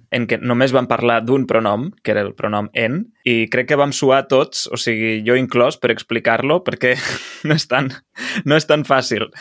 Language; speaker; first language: Catalan; native; Catalan